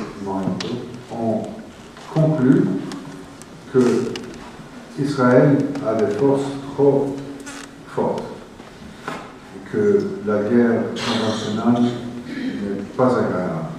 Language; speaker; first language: French; non-native, fluent; English